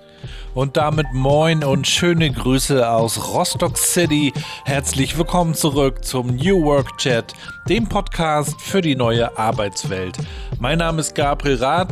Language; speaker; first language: German; native; German